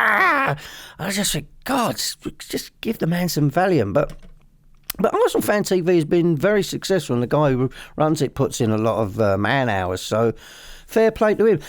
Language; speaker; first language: English; native; English